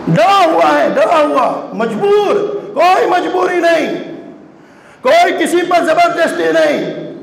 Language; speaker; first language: Urdu; non-native, local second language; Gujarati